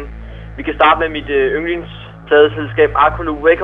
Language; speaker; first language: Danish; native; Danish